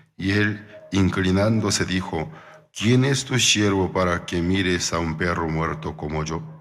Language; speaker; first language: Spanish; non-native, fluent; Korean